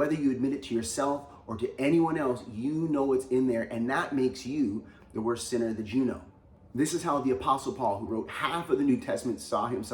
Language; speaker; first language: English; native; English